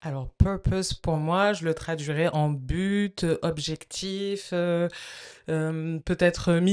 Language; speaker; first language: French; native; French